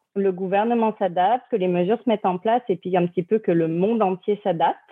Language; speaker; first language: French; native; French